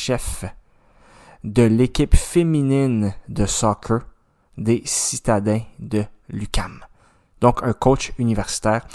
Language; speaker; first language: French; native; French